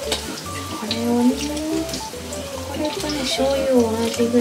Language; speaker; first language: Japanese; native; Japanese